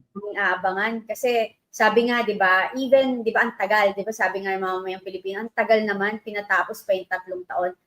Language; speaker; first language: Filipino; native; Filipino